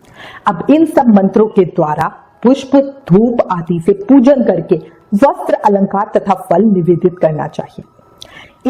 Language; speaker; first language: Hindi; native; Hindi